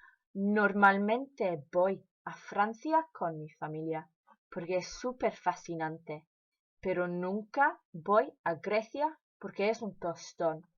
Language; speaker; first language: Spanish; non-native, fluent; English